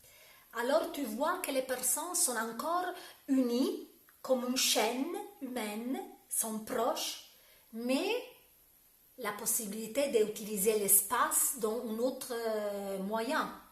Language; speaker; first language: French; non-native, learner; Italian